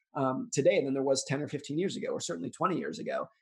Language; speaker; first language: English; native; English